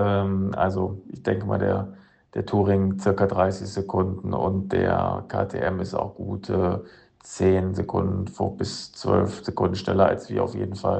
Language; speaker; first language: German; native; German